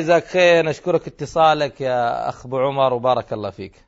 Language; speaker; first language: Arabic; native; Arabic